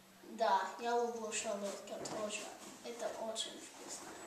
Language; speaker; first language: Russian; non-native, learner; English